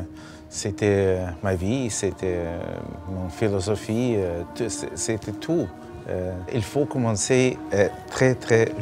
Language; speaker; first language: French; non-native, learner; Russian